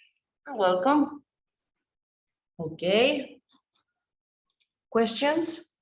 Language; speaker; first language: English; non-native, fluent; Spanish